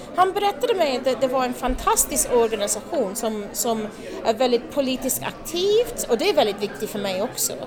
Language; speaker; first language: Swedish; non-native, learner; English